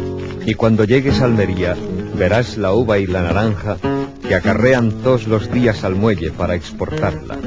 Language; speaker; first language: Spanish; native; Spanish